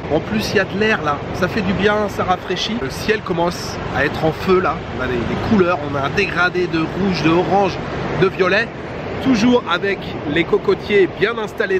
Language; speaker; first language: French; native; French